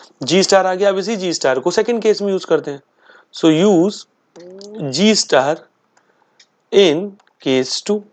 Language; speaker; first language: Hindi; native; Hindi